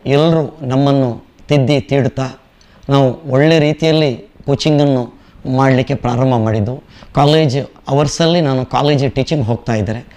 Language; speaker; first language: Kannada; native; Kannada